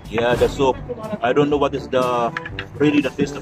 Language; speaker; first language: English; non-native, local second language; Filipino